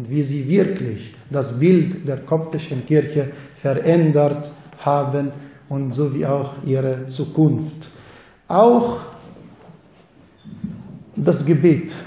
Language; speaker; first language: German; non-native, fluent; Arabic